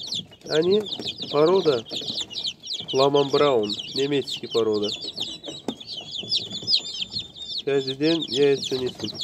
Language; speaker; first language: Russian; non-native, learner; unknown